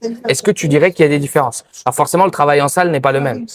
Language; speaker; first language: French; native; French